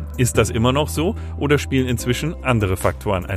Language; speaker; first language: German; native; German